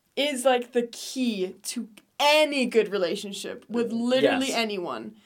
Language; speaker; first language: English; non-native, fluent; Danish